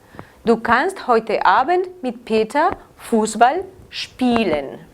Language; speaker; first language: German; non-native, fluent; Spanish